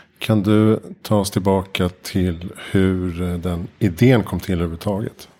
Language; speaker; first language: Swedish; native; Swedish